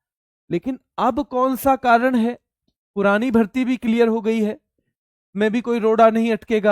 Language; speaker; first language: Hindi; native; Hindi